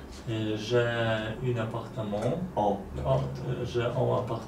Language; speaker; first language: French; non-native, learner; Polish